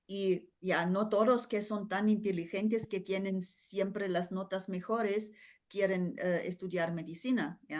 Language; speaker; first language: Spanish; non-native, fluent; German